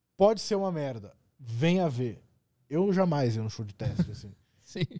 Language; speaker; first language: Portuguese; native; Portuguese